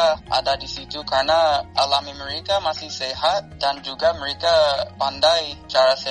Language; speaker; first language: Indonesian; non-native, fluent; English